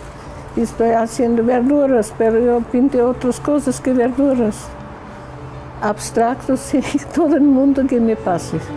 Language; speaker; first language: Spanish; non-native, learner; German